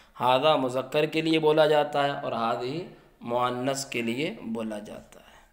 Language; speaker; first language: Urdu; native; Urdu